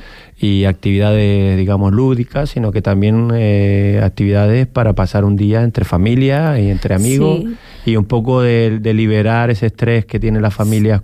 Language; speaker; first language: Spanish; native; Spanish